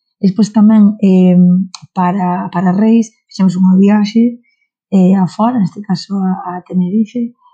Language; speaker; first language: Galician; non-native, local second language; Spanish